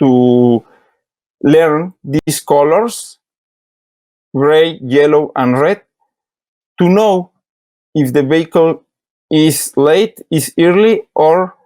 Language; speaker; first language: English; non-native, learner; Spanish